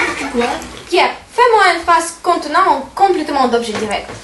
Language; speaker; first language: French; non-native, learner; Russian